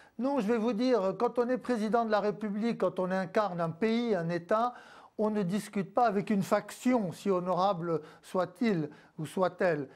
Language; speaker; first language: French; native; French